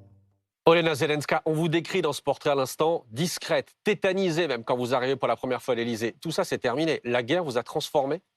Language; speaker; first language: French; native; French